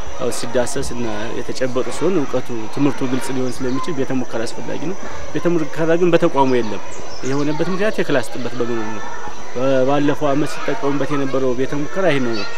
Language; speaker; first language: Amharic; native; Amharic